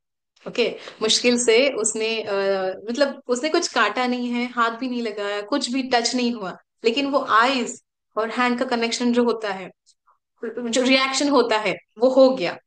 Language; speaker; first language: Hindi; native; Hindi